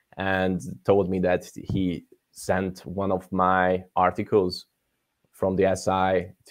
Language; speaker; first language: English; non-native, fluent; Hungarian